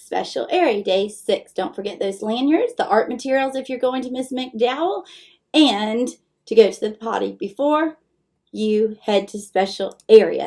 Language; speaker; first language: English; native; English